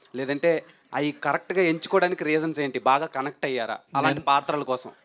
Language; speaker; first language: Telugu; native; Telugu